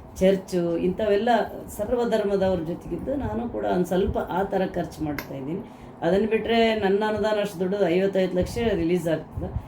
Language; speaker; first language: Kannada; native; Kannada